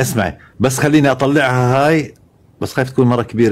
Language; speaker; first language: Arabic; native; Arabic